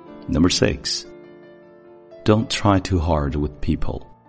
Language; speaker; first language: English; non-native, fluent; Chinese